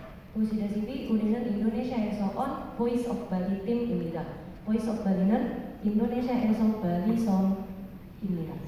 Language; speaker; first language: Korean; non-native, learner; Indonesian